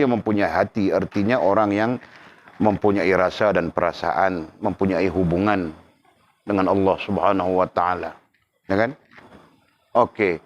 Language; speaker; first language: Malay; native; Malay